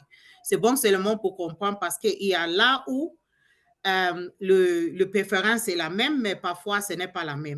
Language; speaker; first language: French; non-native, learner; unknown